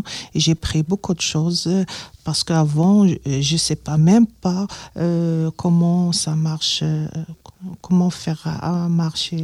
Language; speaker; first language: French; non-native, learner; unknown